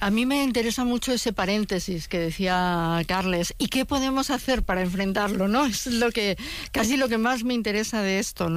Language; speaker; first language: Spanish; native; Spanish